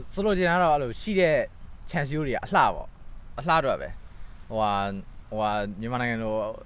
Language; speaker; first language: Burmese; native; Burmese